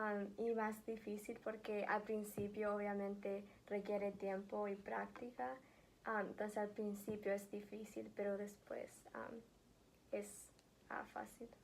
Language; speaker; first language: Spanish; early bilingual, heritage; Spanish